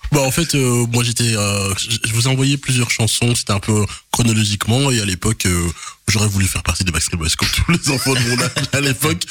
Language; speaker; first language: French; early bilingual, other home language; Lingala